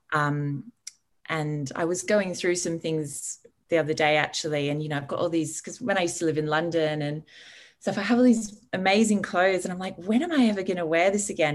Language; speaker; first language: English; native; English